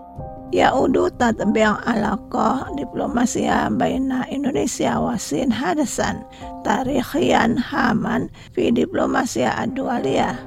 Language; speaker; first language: Arabic; non-native, fluent; Indonesian